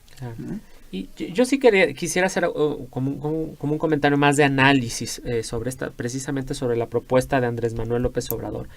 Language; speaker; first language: Spanish; native; Spanish